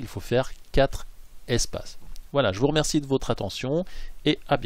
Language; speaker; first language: French; native; French